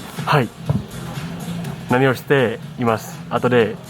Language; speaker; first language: Japanese; non-native, learner; Thai